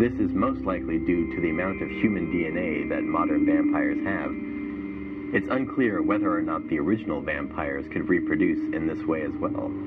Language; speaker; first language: English; native; English